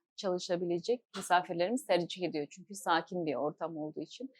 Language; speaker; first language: Turkish; non-native, fluent; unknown